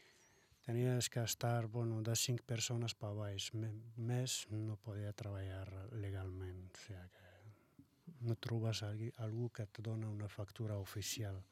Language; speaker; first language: Catalan; non-native, learner; Arabic